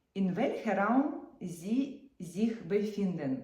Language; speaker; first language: German; non-native, learner; Ukrainian